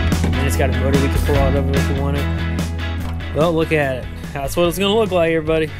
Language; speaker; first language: English; native; English